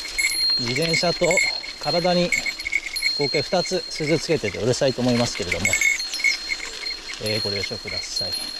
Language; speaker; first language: Japanese; native; Japanese